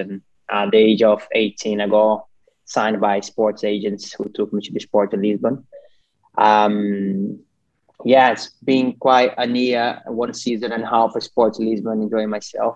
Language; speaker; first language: English; non-native, fluent; Portuguese